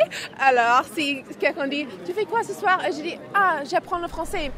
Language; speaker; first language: French; non-native, fluent; English